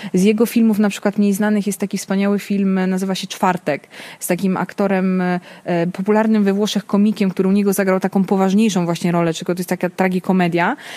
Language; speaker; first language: Polish; early bilingual, other home language; Italian